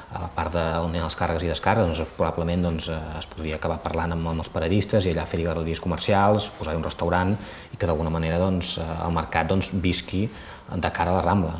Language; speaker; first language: Catalan; native; Catalan